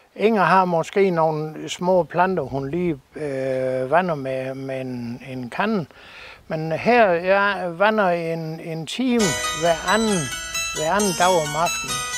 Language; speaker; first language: Danish; native; Danish